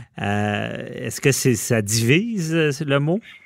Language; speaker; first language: French; native; French